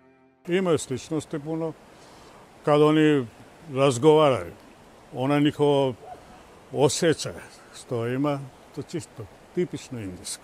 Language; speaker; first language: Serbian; non-native, local second language; Romany